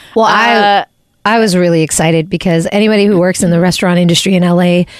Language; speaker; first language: English; native; English